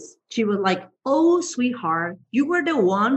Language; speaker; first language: English; non-native, fluent; Spanish